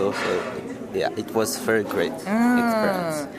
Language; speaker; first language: English; non-native, fluent; Malagasy